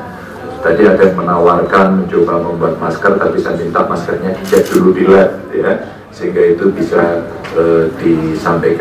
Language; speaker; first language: Indonesian; native; Indonesian